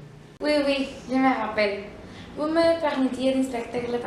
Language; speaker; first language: French; non-native, learner; Spanish